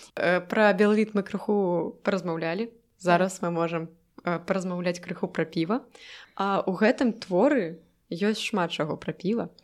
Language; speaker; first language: Belarusian; non-native, local second language; Russian